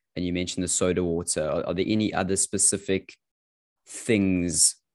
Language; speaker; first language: English; native; English